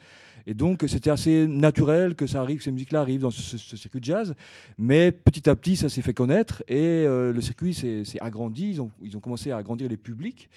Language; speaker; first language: French; native; French